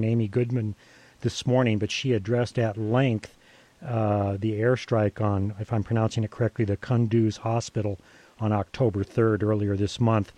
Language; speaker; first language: English; native; English